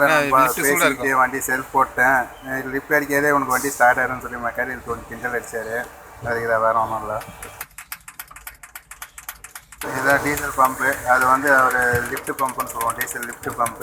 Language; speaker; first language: Tamil; native; Tamil